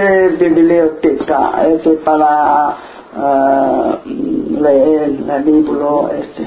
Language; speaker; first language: Spanish; non-native, learner; Chinese